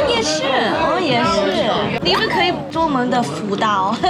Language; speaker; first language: Chinese; early bilingual, heritage; English